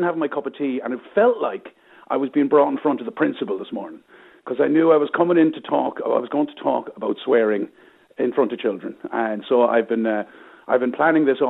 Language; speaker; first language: English; native; English